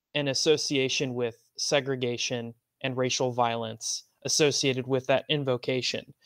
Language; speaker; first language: English; native; English